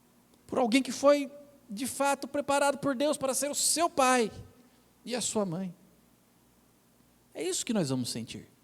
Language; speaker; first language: Portuguese; native; Portuguese